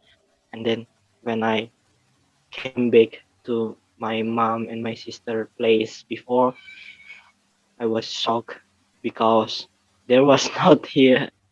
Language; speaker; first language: English; non-native, learner; Indonesian